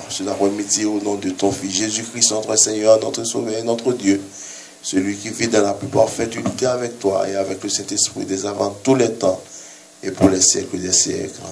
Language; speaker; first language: French; non-native, local second language; Haitian Creole